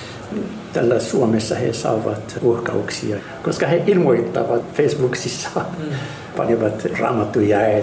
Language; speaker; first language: Finnish; non-native, learner; Arabic